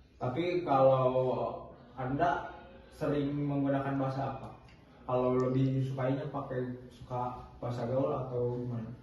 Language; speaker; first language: Indonesian; non-native, local second language; Sundanese